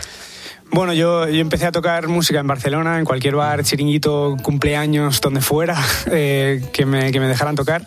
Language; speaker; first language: Spanish; early bilingual, other home language; English